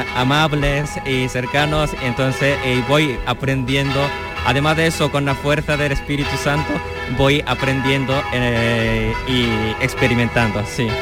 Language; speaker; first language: Spanish; non-native, learner; Korean